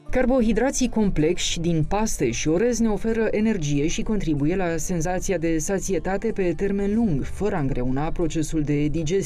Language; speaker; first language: Romanian; native; Romanian